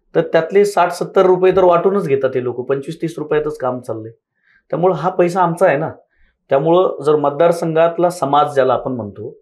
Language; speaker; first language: Marathi; native; Marathi